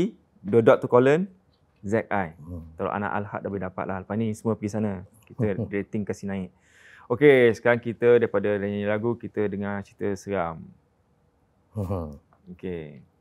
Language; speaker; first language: Malay; native; Malay